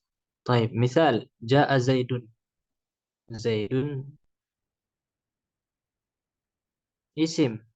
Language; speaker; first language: Arabic; non-native, fluent; Indonesian